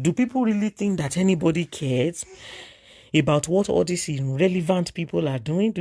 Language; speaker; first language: English; non-native, local second language; Yoruba